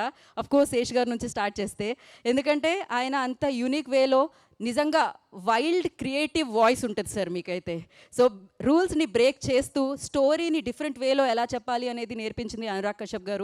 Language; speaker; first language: Telugu; native; Telugu